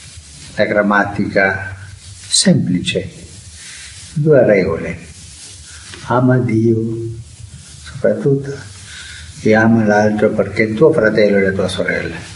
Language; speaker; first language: Italian; non-native, fluent; Spanish